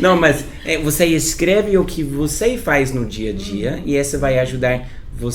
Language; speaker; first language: Portuguese; non-native, fluent; English